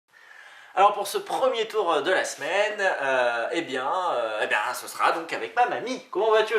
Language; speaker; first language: French; native; French